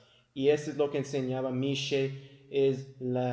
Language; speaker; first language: Spanish; early bilingual, heritage; English